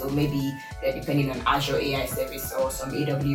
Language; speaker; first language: English; non-native, local second language; Yoruba